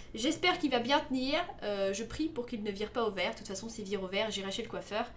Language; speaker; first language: French; native; French